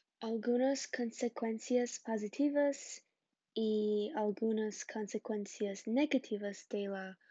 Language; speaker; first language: Spanish; non-native, learner; English